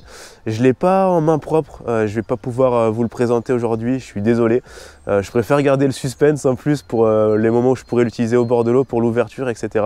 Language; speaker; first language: French; native; French